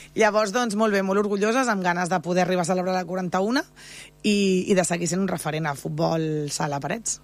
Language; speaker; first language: Catalan; native; Catalan